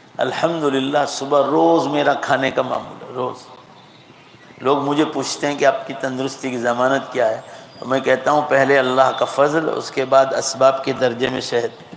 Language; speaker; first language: Urdu; non-native, local second language; Gujarati